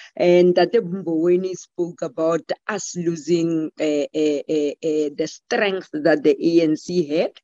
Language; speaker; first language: English; non-native, local second language; Tswana